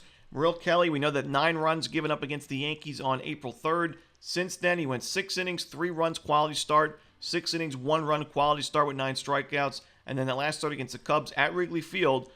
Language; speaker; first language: English; native; English